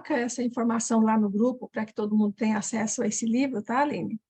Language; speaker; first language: Portuguese; native; Portuguese